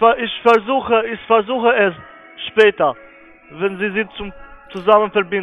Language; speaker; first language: German; non-native, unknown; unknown